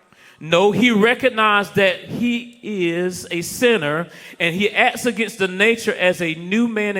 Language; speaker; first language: English; native; English